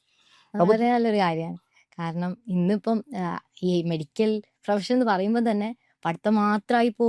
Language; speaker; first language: Malayalam; native; Malayalam